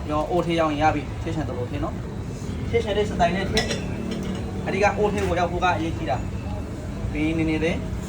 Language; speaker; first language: Burmese; native; Burmese